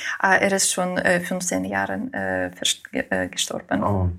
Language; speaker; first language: German; non-native, learner; Ukrainian